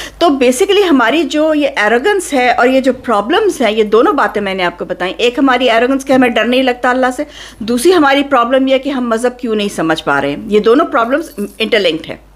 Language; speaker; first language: Urdu; native; Urdu